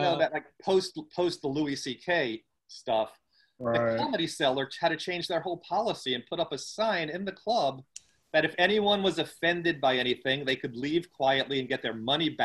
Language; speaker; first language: English; native; English